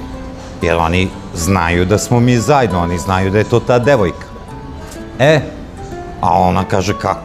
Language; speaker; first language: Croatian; early bilingual, heritage; Croatian